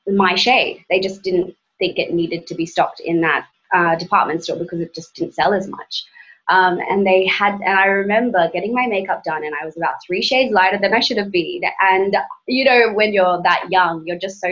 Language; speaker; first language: English; native; English